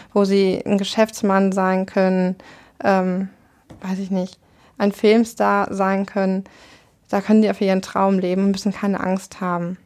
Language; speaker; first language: German; native; German